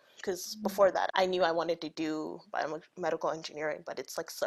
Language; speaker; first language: English; early bilingual, other home language; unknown